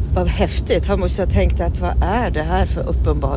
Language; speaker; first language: Swedish; native; Swedish